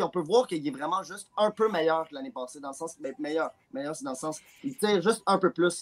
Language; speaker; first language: French; native; French